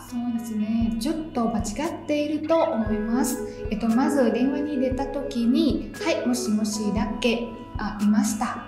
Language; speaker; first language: Japanese; non-native, fluent; Vietnamese